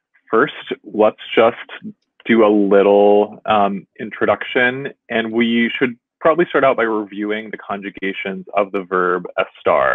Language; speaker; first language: English; native; English